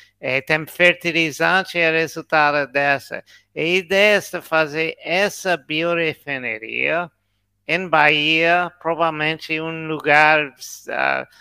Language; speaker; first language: Portuguese; non-native, learner; English